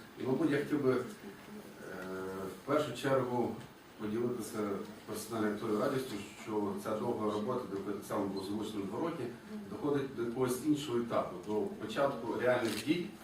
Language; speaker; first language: Ukrainian; native; Ukrainian